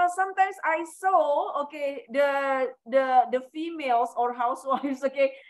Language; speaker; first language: English; non-native, fluent; Indonesian